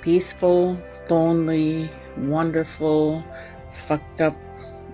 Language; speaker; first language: English; non-native, local second language; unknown